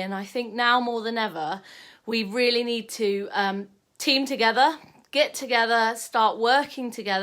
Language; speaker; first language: English; native; English